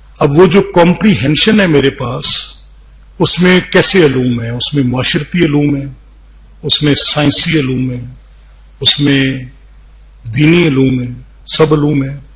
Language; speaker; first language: Urdu; non-native, local second language; Punjabi